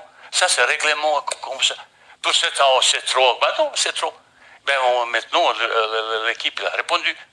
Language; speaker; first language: French; non-native, fluent; Bosnian